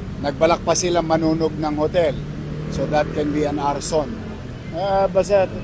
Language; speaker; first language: Filipino; native; Filipino